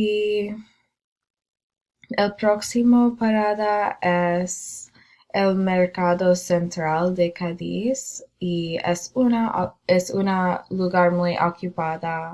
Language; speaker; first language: Spanish; non-native, learner; English